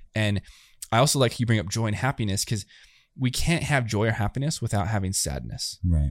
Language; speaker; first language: English; native; English